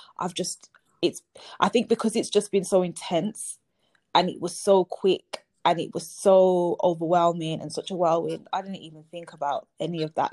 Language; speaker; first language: English; native; English